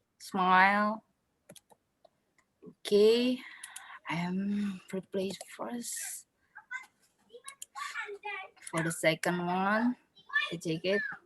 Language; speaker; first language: English; non-native, local second language; Indonesian